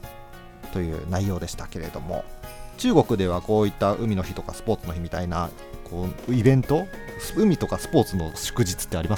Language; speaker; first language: Japanese; native; Japanese